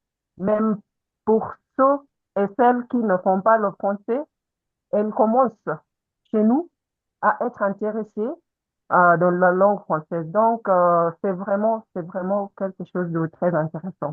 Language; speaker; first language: French; non-native, fluent; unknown